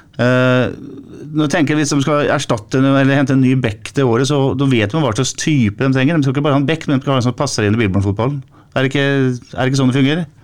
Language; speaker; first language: Norwegian; native; Norwegian